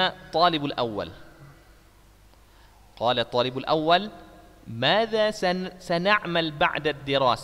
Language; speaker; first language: Arabic; non-native, fluent; Indonesian